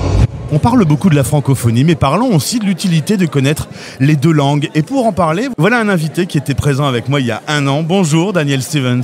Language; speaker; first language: French; native; French